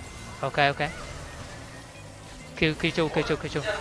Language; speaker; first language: English; non-native, learner; Vietnamese